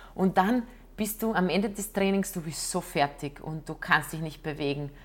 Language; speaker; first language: German; non-native, fluent; Croatian